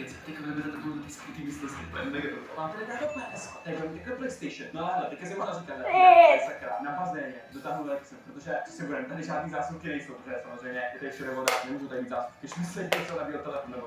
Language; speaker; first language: Czech; native; Czech